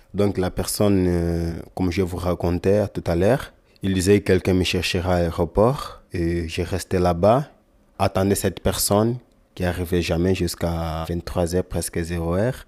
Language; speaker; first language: French; non-native, learner; Lingala